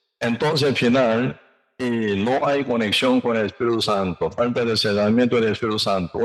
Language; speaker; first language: Spanish; non-native, learner; Korean